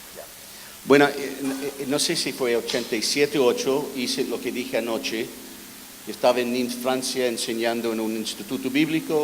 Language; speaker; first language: Spanish; non-native, fluent; English